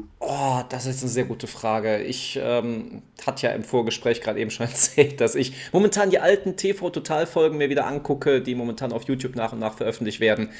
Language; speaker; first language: German; native; German